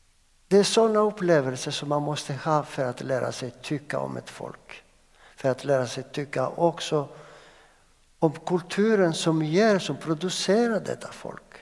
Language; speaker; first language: Swedish; non-native, fluent; Greek